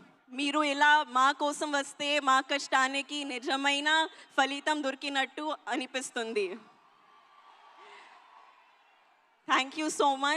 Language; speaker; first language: Telugu; non-native, learner; Hindi